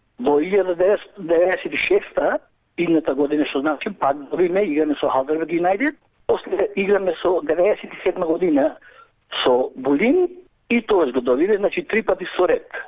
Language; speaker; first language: Macedonian; native; Macedonian